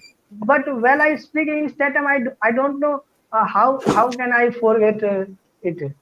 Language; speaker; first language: English; non-native, learner; Hindi